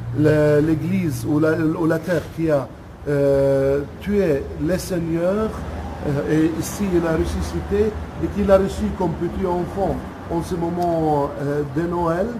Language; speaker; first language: French; non-native, local second language; Arabic